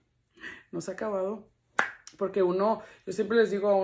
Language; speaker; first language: Spanish; early bilingual, heritage; Spanish